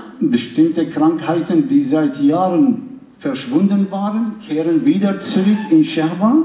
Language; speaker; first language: German; non-native, fluent; Kurdish